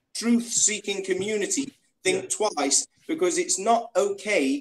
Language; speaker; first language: English; native; English